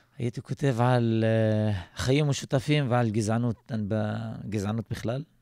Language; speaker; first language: Hebrew; non-native, local second language; Arabic